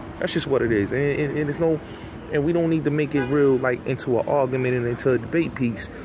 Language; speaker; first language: English; native; English